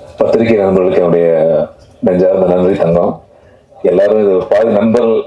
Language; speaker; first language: Tamil; native; Tamil